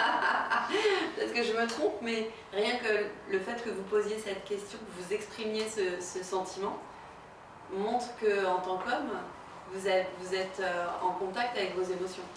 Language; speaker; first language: French; native; French